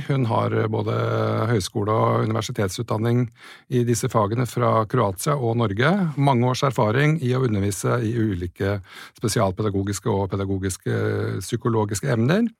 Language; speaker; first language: Norwegian; native; Norwegian